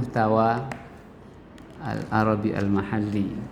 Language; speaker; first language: Arabic; non-native, fluent; Indonesian